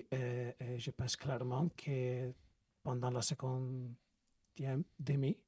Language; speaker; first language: French; non-native, learner; Italian